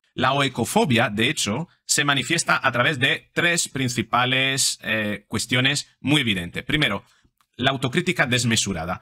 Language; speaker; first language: Spanish; non-native, fluent; Italian